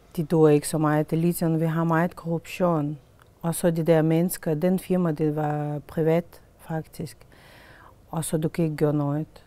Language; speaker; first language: Danish; non-native, fluent; Lithuanian